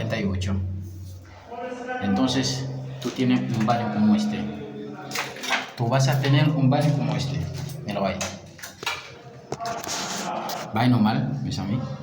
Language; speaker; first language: Spanish; non-native, learner; Haitian Creole